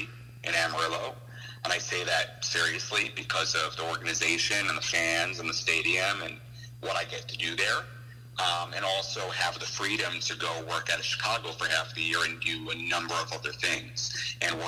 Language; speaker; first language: English; native; English